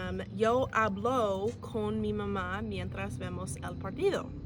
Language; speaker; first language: Spanish; non-native, learner; English